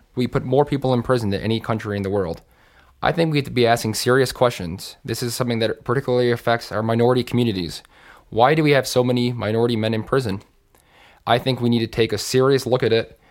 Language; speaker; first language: English; native; English